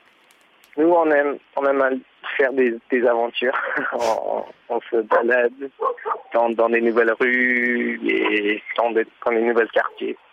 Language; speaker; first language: French; non-native, fluent; Burmese